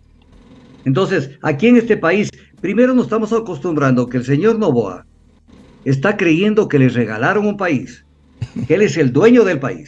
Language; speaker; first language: Spanish; native; Spanish